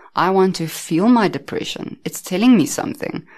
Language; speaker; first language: English; native; English